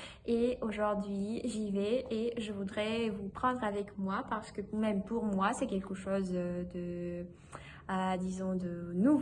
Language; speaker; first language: French; non-native, fluent; Russian